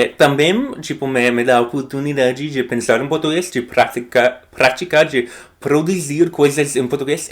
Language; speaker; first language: Portuguese; non-native, fluent; English